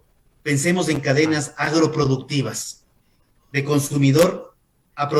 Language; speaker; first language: Spanish; native; Spanish